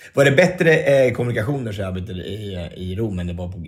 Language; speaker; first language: Swedish; native; Swedish